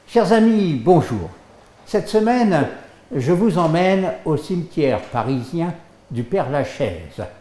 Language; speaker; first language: French; native; French